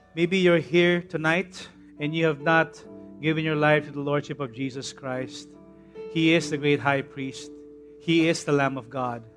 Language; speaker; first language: English; non-native, local second language; Filipino